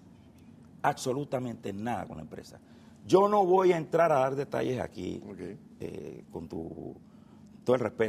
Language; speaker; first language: Spanish; native; Spanish